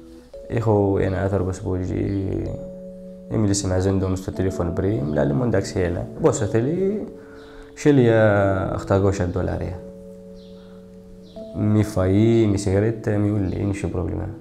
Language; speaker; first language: Greek; non-native, learner; Arabic